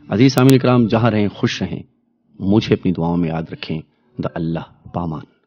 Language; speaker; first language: Urdu; non-native, local second language; Pashto